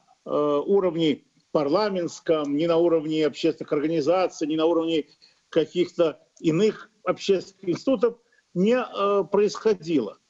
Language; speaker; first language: Russian; native; Russian